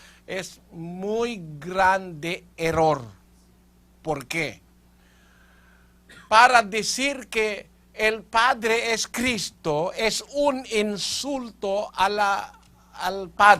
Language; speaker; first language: Spanish; non-native, fluent; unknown